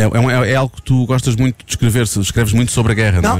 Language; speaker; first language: Portuguese; native; Portuguese